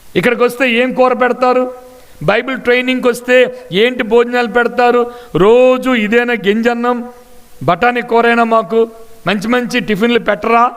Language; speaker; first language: Telugu; non-native, local second language; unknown